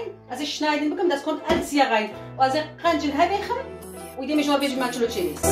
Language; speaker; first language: German; non-native, learner; Kurdish